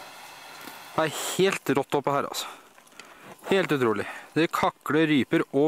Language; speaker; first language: Norwegian; native; Norwegian